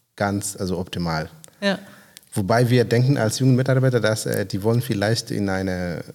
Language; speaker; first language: German; non-native, fluent; Swahili